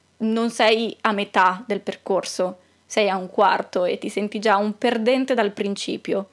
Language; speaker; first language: Italian; native; Italian